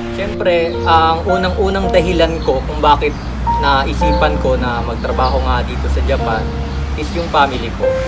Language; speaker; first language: Filipino; native; Filipino